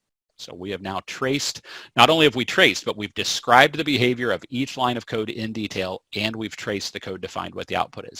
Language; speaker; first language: English; native; English